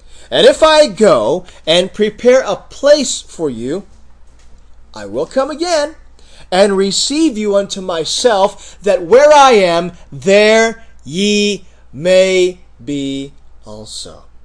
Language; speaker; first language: English; native; English